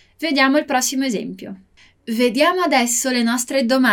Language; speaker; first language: Italian; non-native, fluent; Portuguese